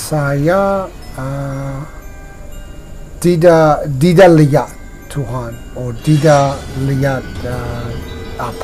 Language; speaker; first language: Indonesian; non-native, learner; Persian